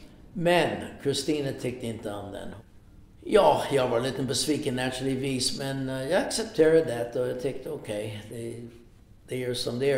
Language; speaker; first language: Swedish; non-native, fluent; English